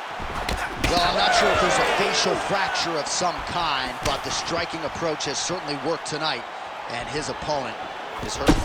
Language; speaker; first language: English; native; English